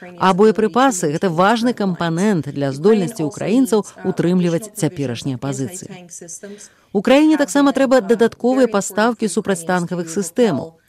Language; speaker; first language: Belarusian; native; Belarusian